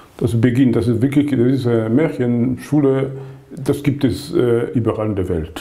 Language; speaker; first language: German; non-native, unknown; Lingala